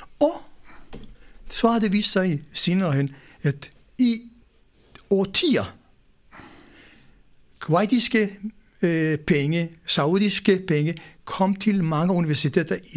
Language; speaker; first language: Danish; non-native, fluent; Hebrew